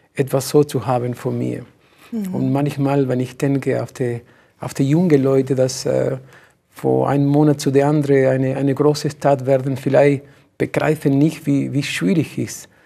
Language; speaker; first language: German; non-native, learner; Spanish